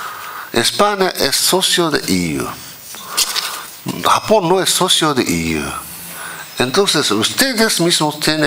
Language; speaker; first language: Spanish; non-native, fluent; Japanese